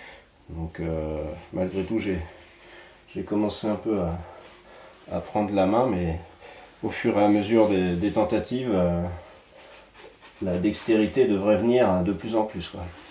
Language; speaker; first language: French; native; French